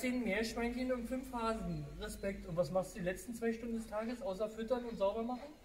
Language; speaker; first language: German; native; German